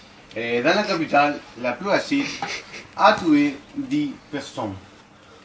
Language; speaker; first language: French; non-native, learner; Spanish